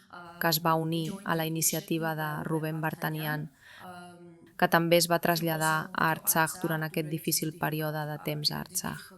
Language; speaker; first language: Catalan; non-native, fluent; Armenian